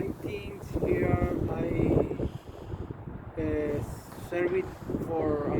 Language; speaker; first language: English; non-native, learner; Spanish